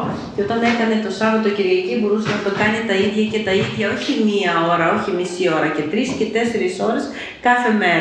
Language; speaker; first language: Greek; non-native, fluent; Ukrainian